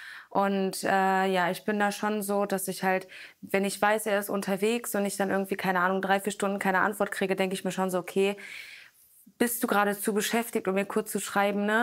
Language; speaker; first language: German; native; German